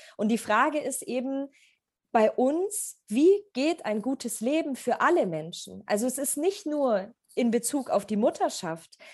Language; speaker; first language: German; early bilingual, other home language; Polish